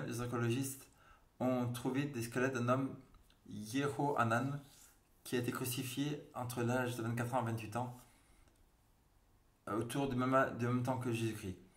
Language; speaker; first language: French; native; French